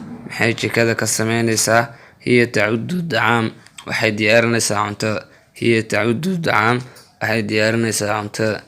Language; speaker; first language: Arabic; non-native, fluent; Somali